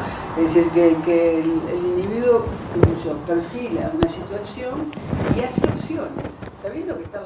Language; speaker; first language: Spanish; native; Spanish